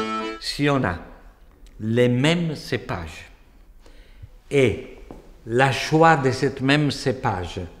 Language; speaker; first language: French; non-native, fluent; Italian